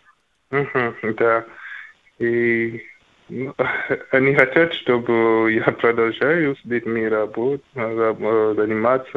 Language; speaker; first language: Russian; non-native, learner; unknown